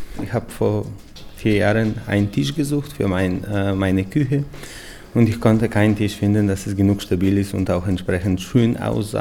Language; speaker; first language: German; non-native, fluent; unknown